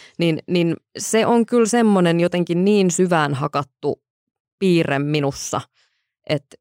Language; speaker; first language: Finnish; native; Finnish